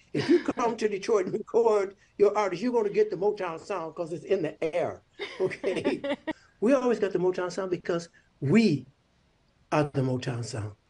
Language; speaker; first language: English; native; English